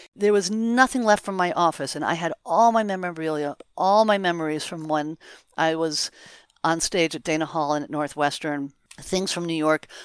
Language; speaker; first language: English; native; English